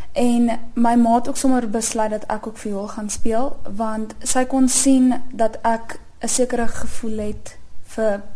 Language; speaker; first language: Afrikaans; native; Afrikaans